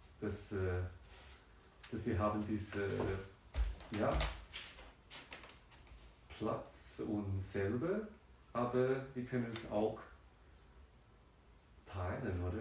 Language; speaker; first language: German; non-native, fluent; French